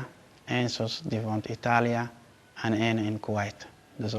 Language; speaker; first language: Dutch; non-native, learner; Somali